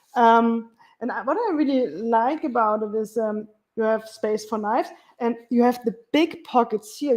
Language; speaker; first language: English; non-native, fluent; German